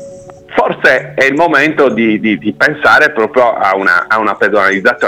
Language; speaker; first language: Italian; native; Italian